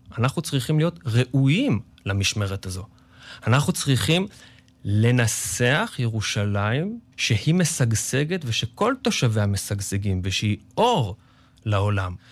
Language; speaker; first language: Hebrew; native; Hebrew